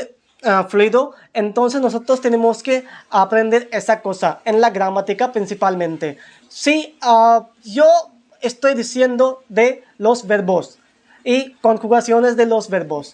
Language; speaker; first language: Spanish; non-native, learner; Hindi